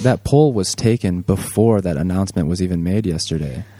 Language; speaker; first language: English; native; English